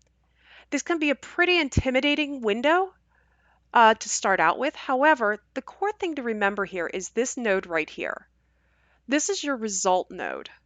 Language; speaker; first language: English; native; English